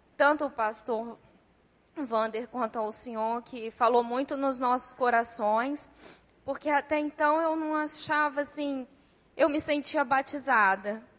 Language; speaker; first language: Portuguese; native; Portuguese